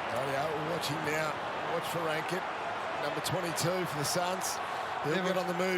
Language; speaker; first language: English; native; English